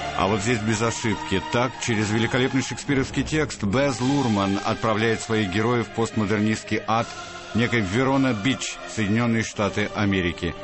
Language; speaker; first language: Russian; native; Russian